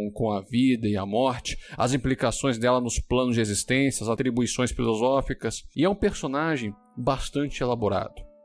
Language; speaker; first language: Portuguese; native; Portuguese